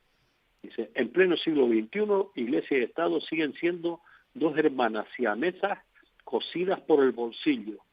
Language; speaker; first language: Spanish; native; Spanish